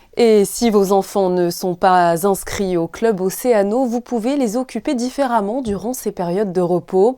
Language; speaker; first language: French; native; French